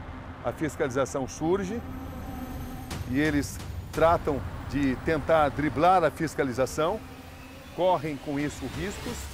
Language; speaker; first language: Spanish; non-native, learner; Portuguese